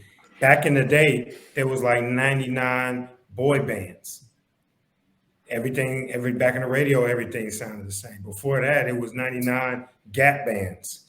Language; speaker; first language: English; native; English